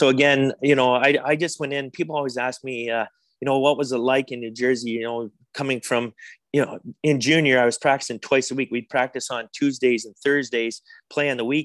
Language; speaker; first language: English; native; English